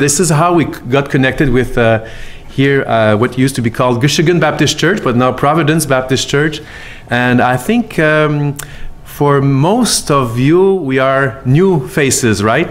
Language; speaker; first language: English; non-native, fluent; French